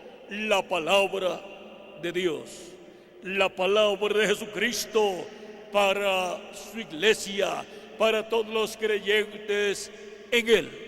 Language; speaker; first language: Spanish; native; Spanish